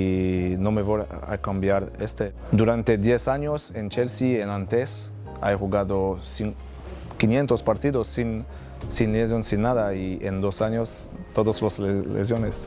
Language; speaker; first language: Spanish; non-native, fluent; French